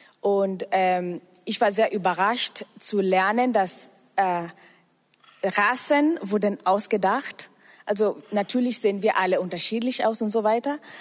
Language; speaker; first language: German; non-native, fluent; Swahili